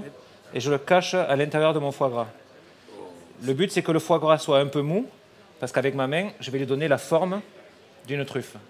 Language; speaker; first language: French; native; French